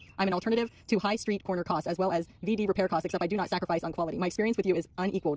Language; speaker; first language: English; native; English